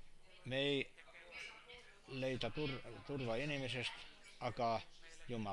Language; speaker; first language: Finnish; non-native, learner; Estonian